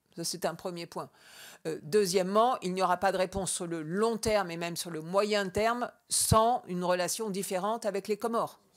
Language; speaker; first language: French; native; French